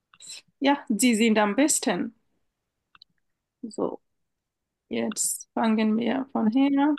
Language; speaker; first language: German; non-native, fluent; Bangla